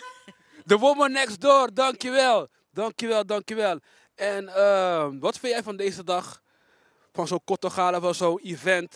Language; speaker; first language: Dutch; native; Dutch